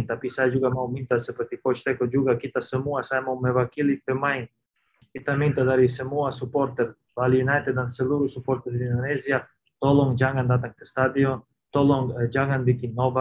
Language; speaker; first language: Indonesian; non-native, fluent; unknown